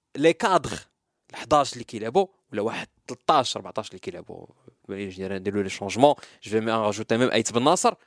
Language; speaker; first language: French; non-native, local second language; Arabic